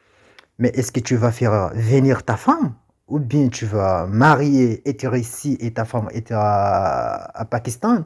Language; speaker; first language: French; non-native, local second language; Comorian